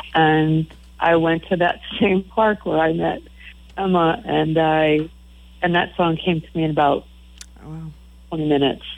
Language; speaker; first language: English; native; English